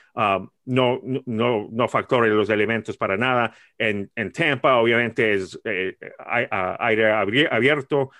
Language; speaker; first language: Spanish; early bilingual, heritage; Spanish